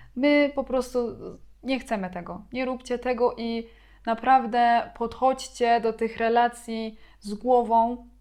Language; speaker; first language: Polish; native; Polish